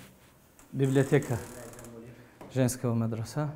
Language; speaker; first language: Russian; native; Russian